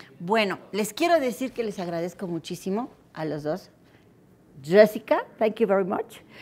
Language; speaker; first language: Spanish; native; Spanish